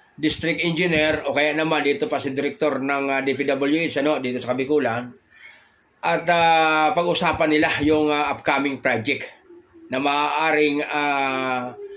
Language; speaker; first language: Filipino; non-native, local second language; Bikol